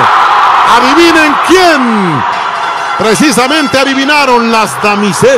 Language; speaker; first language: Spanish; native; Spanish